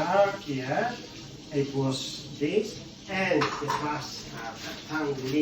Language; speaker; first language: English; non-native, fluent; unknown